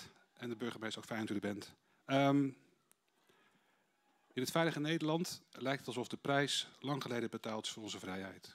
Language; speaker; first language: Dutch; native; Dutch